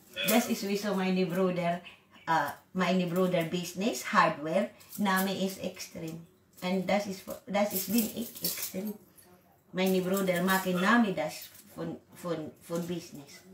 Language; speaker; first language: German; non-native, learner; Waray